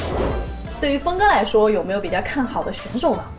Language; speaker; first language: Chinese; native; Chinese